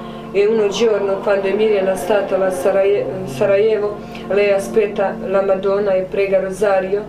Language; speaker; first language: Italian; non-native, learner; Croatian